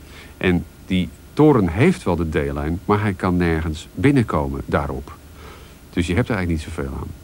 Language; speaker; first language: Dutch; native; Dutch